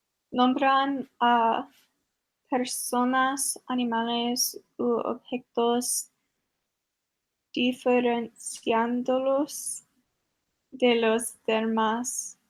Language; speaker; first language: Spanish; non-native, learner; English